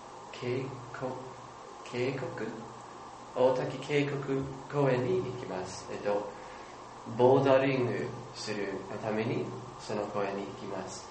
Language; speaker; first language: Japanese; non-native, learner; English